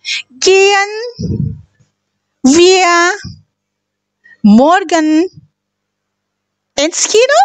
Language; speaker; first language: German; non-native, fluent; Indonesian